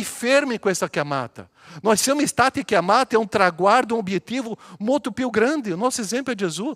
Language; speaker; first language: Italian; non-native, fluent; Portuguese